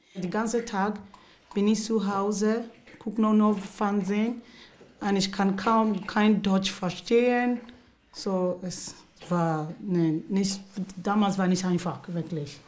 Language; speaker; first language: German; non-native, learner; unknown